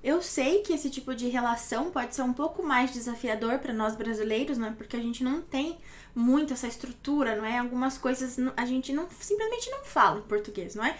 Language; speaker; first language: Portuguese; native; Portuguese